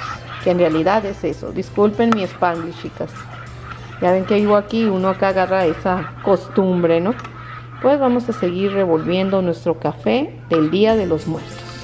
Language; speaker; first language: Spanish; native; Spanish